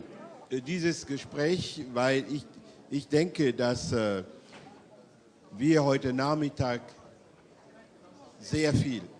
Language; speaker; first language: German; non-native, fluent; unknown